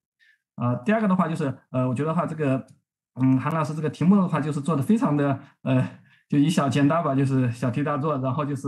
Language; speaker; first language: Chinese; native; Chinese